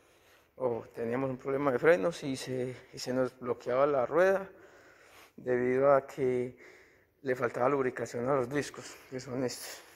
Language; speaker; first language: Spanish; native; Spanish